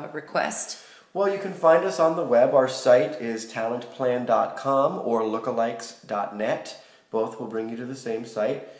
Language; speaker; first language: English; native; English